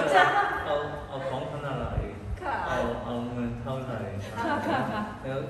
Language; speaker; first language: Thai; non-native, learner; Cantonese